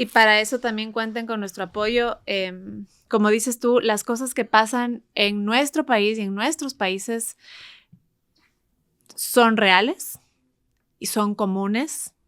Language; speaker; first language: Spanish; native; Spanish